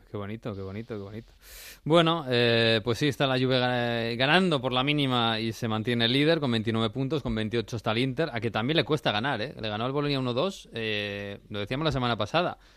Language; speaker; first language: Spanish; native; Spanish